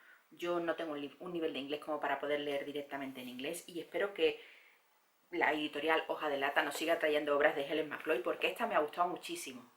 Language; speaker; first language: Spanish; native; Spanish